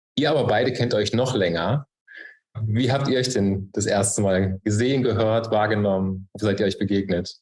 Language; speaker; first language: German; native; German